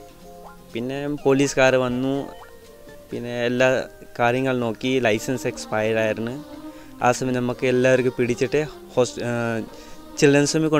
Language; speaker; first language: Malayalam; early bilingual, other home language; Hindi